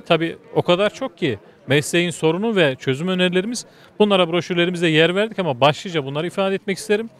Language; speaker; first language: Turkish; native; Turkish